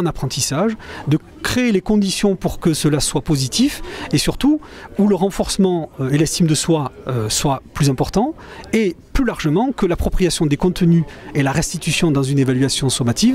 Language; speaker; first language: French; native; French